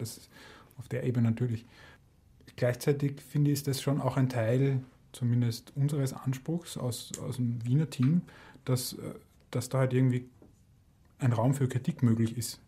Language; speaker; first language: German; native; German